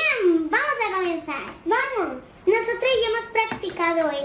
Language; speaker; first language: Spanish; native; Spanish